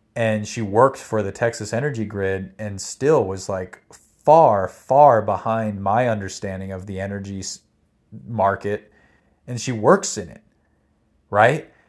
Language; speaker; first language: English; native; English